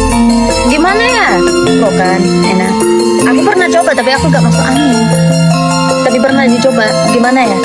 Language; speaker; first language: Indonesian; non-native, fluent; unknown